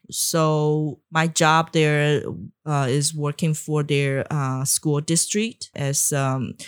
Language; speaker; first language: English; non-native, fluent; Chinese